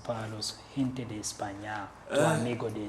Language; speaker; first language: Spanish; non-native, learner; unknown